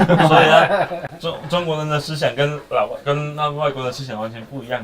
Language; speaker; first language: Chinese; native; Chinese